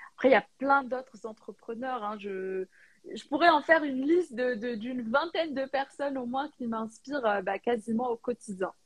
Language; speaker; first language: French; non-native, local second language; Arabic